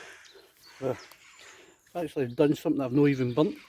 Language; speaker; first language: English; native; English